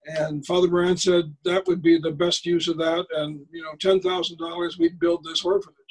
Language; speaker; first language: English; native; English